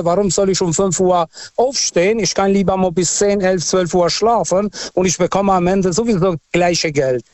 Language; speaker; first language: German; non-native, fluent; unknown